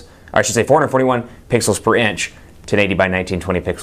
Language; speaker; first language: English; native; English